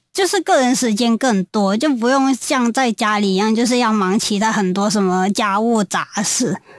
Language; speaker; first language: Chinese; non-native, local second language; Cantonese